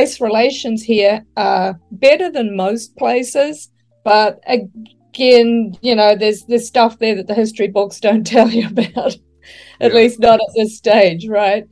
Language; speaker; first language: English; native; English